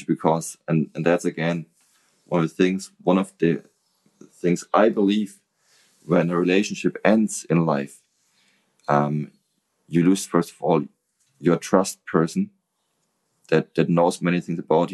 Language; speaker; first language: English; non-native, fluent; German